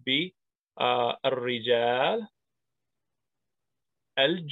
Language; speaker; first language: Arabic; non-native, fluent; English